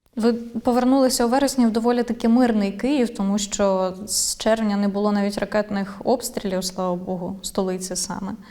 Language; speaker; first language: Ukrainian; native; Ukrainian